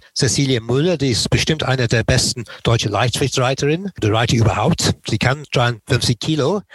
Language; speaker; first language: German; non-native, fluent; English